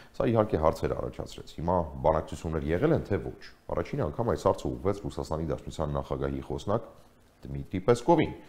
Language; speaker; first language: Armenian; native; Armenian